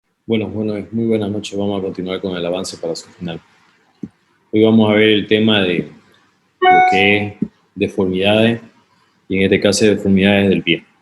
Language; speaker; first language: Spanish; native; Spanish